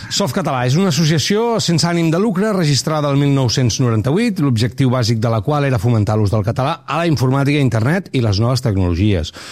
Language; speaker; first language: Catalan; native; Catalan